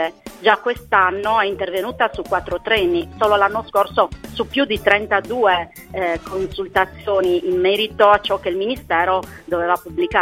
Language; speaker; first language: Italian; native; Italian